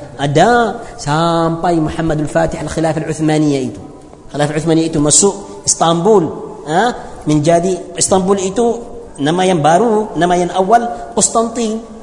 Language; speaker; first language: Malay; non-native, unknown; Arabic